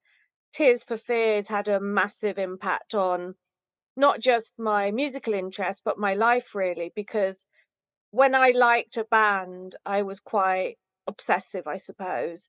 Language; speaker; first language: English; native; English